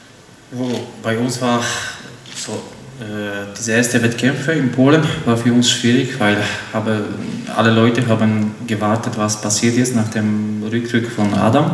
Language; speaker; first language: German; non-native, learner; Polish